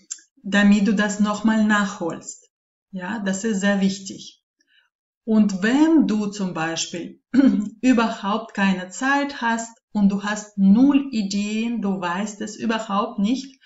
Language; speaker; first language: German; non-native, fluent; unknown